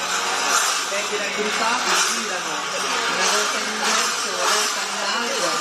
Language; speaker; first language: Italian; native; Italian